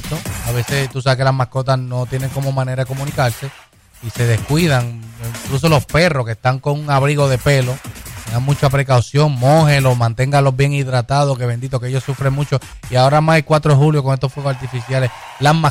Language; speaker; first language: Spanish; native; Spanish